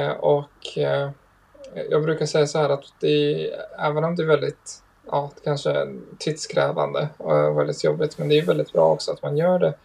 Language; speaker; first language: Swedish; early bilingual, other home language; Arabic